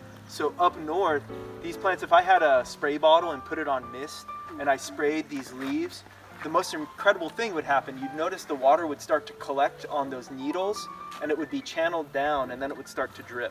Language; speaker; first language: English; native; English